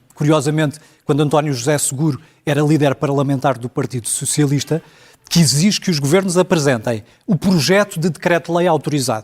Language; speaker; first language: Portuguese; native; Portuguese